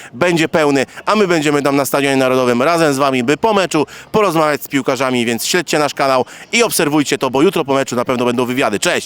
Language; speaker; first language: Polish; native; Polish